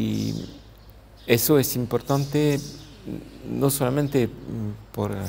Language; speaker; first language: Spanish; non-native, fluent; French